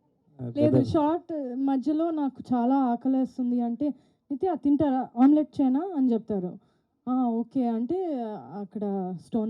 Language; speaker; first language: Telugu; non-native, fluent; Malayalam